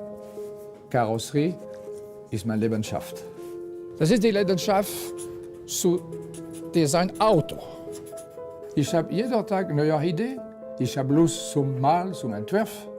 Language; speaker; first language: German; non-native, fluent; French